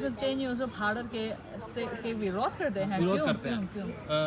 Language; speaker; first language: Hindi; non-native, fluent; Chinese